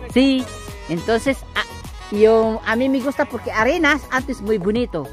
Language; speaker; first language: Spanish; non-native, learner; Filipino